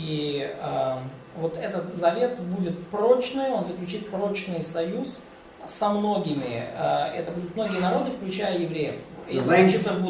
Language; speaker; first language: Russian; native; Russian